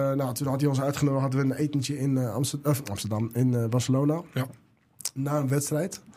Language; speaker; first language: Dutch; early bilingual, other home language; Arabic